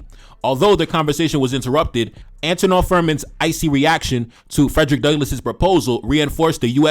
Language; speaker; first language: English; native; English